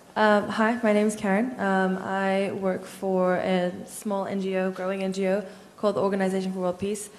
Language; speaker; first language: English; non-native, fluent; Turkish